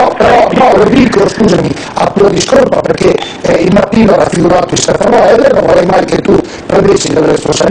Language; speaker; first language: Italian; native; Italian